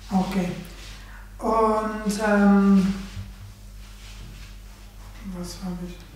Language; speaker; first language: German; non-native, learner; Nepali